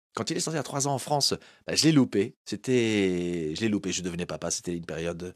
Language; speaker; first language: French; early bilingual, other home language; Portuguese